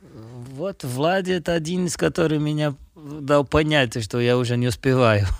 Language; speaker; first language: Russian; non-native, fluent; Portuguese